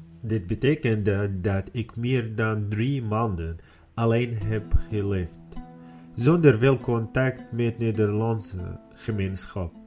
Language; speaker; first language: Dutch; non-native, learner; Arabic